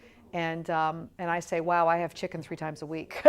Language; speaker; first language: English; native; English